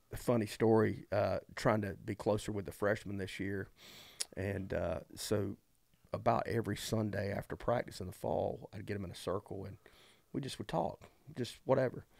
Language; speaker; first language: English; native; English